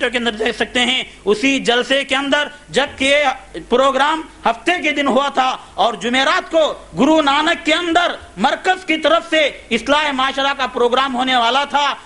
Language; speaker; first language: Urdu; native; Urdu